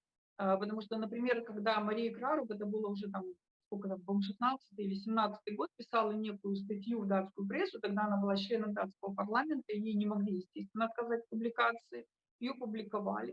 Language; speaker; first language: Russian; native; Russian